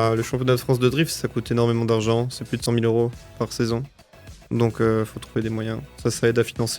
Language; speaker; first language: French; native; French